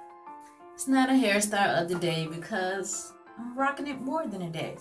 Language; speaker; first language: English; native; English